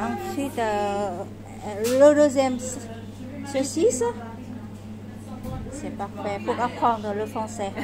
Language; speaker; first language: French; non-native, learner; Vietnamese